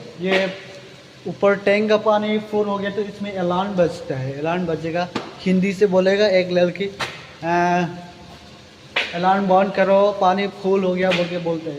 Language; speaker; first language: Hindi; non-native, local second language; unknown